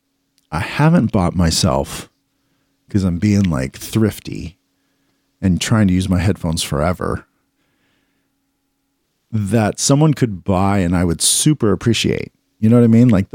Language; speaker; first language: English; native; English